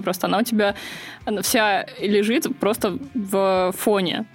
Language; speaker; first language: Russian; native; Russian